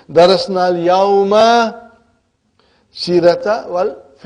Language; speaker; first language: Arabic; non-native, fluent; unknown